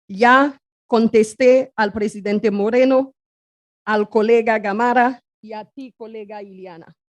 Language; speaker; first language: Spanish; non-native, fluent; Haitian Creole